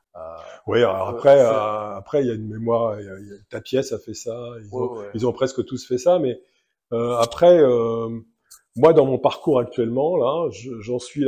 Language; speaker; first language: French; native; French